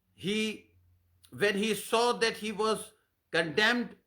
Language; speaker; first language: English; non-native, local second language; Hindi